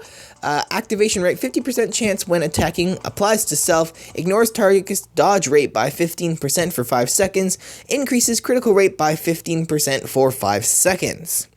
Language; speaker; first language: English; native; English